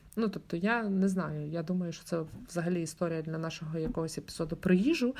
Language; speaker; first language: Ukrainian; native; Ukrainian